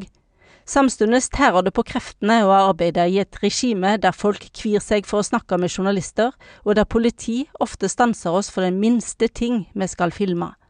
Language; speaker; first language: Norwegian; native; Norwegian